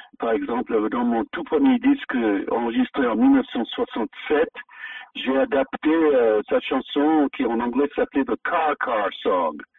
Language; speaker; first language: French; non-native, fluent; English